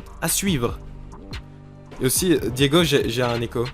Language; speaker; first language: French; native; French